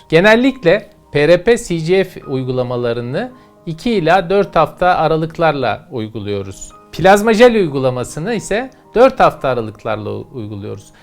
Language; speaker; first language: Turkish; native; Turkish